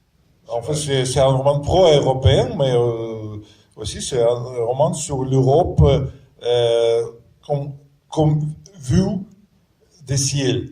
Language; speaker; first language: French; non-native, fluent; Russian